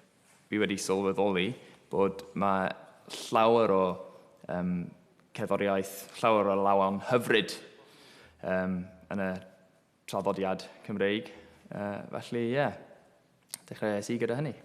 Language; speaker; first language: Welsh; non-native, local second language; English